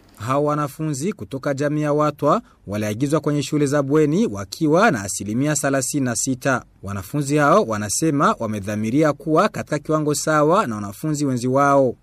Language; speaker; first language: Swahili; non-native, local second language; Rundi